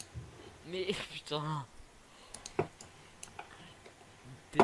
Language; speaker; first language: French; native; French